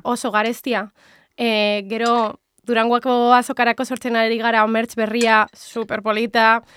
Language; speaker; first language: Basque; non-native, local second language; Spanish